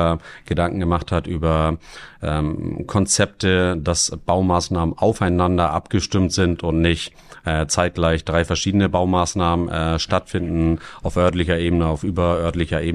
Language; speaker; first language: German; native; German